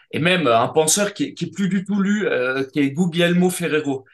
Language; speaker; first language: French; native; French